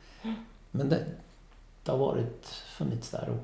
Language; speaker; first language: Swedish; native; Swedish